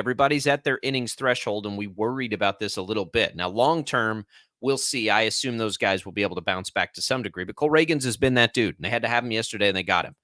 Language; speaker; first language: English; native; English